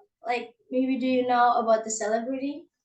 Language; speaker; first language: English; non-native, learner; Indonesian